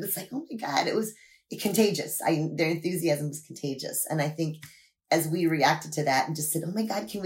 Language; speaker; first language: English; native; English